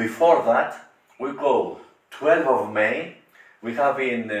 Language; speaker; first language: English; non-native, learner; Greek